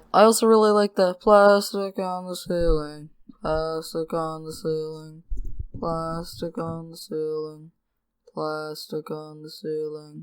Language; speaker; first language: English; native; English